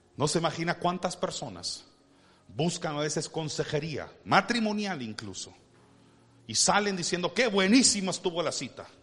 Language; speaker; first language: Spanish; early bilingual, heritage; Spanish